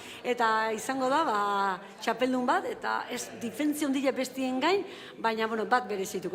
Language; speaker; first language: Basque; native; Basque